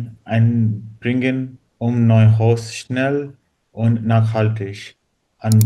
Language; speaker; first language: German; non-native, learner; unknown